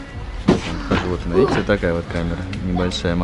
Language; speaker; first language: Russian; native; Russian